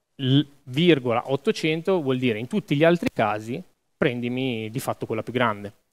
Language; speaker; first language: Italian; native; Italian